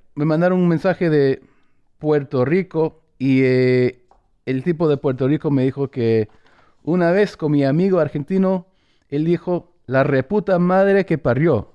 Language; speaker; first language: Spanish; early bilingual, heritage; English